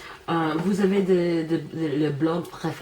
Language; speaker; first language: French; non-native, learner; English